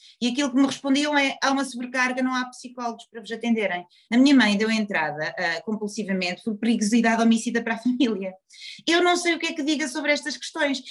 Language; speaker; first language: Portuguese; native; Portuguese